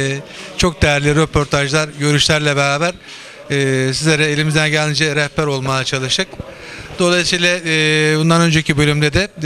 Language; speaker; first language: Turkish; native; Turkish